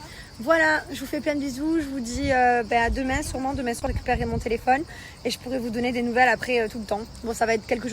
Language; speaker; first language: French; native; French